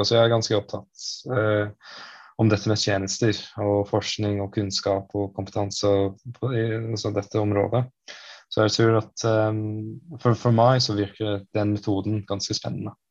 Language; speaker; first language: Norwegian; non-native, fluent; English